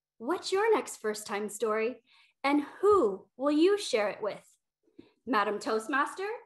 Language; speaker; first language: English; native; English